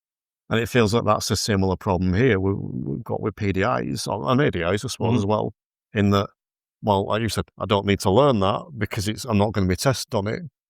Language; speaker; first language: English; native; English